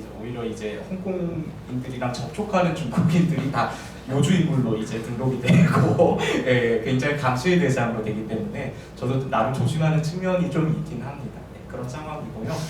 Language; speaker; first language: Korean; native; Korean